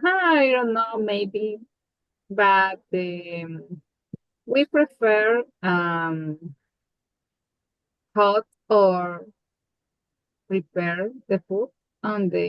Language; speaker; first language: English; non-native, learner; Spanish